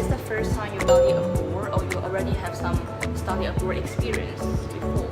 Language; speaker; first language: English; non-native, fluent; Chinese